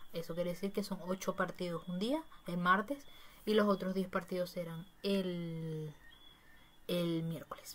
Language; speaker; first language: Spanish; native; Spanish